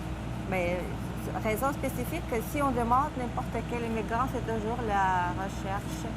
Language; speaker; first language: French; non-native, fluent; Russian